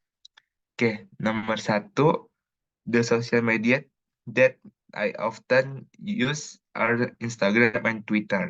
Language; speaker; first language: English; non-native, learner; Indonesian